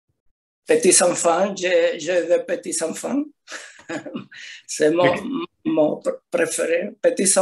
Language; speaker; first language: French; non-native, learner; Spanish